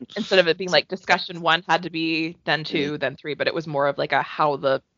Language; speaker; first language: English; native; English